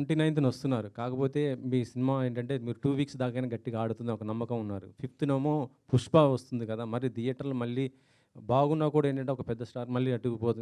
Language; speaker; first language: Telugu; native; Telugu